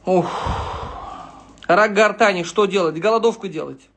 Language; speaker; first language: Russian; non-native, local second language; Uzbek